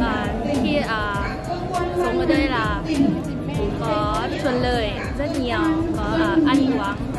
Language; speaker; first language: Vietnamese; non-native, learner; Lao